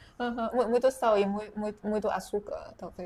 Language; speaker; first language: Portuguese; non-native, fluent; Chinese